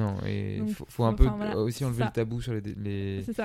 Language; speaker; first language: French; native; French